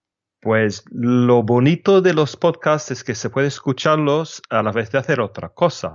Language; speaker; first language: Spanish; non-native, fluent; English